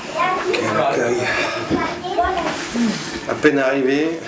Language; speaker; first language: French; native; French